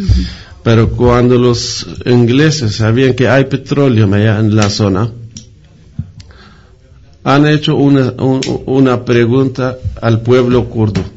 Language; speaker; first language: Spanish; non-native, fluent; Kurdish